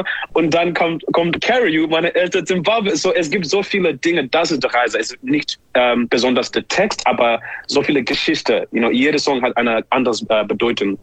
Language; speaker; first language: German; non-native, fluent; English